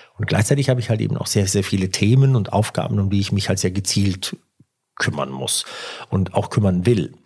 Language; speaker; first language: German; early bilingual, other home language; Italian